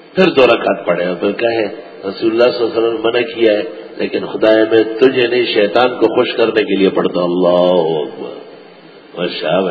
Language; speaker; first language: Urdu; non-native, local second language; Pashto